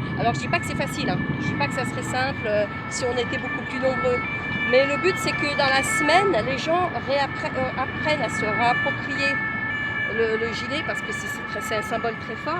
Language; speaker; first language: French; native; French